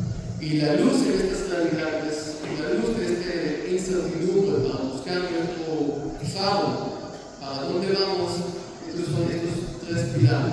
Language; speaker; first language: Spanish; non-native, fluent; Hebrew